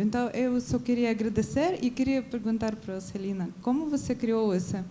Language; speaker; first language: Portuguese; non-native, learner; Ukrainian